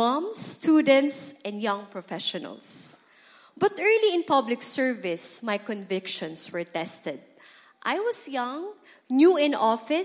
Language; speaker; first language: English; non-native, local second language; Bikol